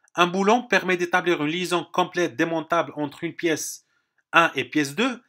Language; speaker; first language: French; non-native, local second language; Arabic